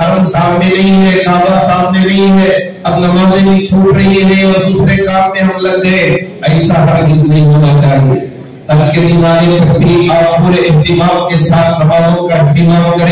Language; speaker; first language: Urdu; native; Urdu